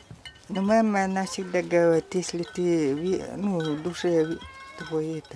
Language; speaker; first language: Russian; native; Russian